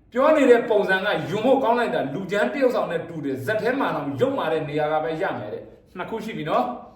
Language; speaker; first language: Burmese; native; Burmese